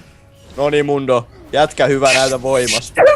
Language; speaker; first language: Finnish; native; Finnish